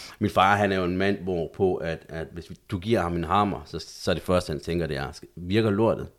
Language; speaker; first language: Danish; native; Danish